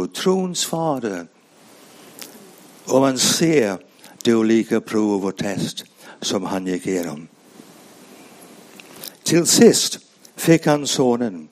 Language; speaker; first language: Swedish; non-native, fluent; English